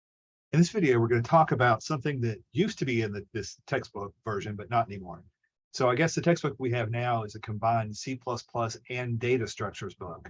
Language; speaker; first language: English; native; English